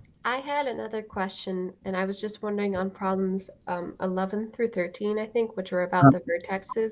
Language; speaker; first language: English; native; English